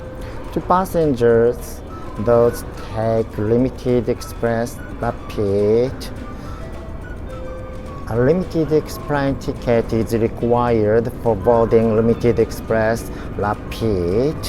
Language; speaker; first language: English; non-native, learner; Japanese